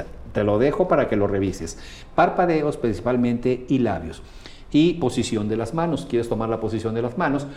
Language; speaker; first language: Spanish; native; Spanish